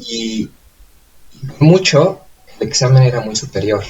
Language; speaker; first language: Spanish; native; Spanish